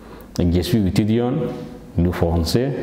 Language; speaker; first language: French; non-native, learner; Arabic